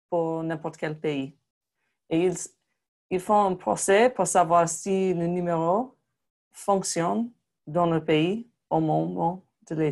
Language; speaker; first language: French; non-native, fluent; English